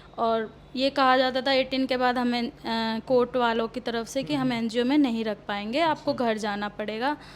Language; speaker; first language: Hindi; early bilingual, other home language; Odia